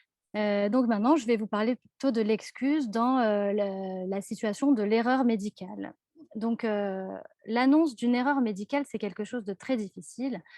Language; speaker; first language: French; native; French